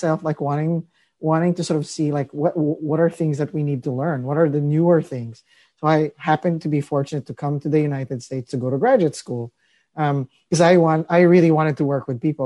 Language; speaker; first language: English; non-native, local second language; Filipino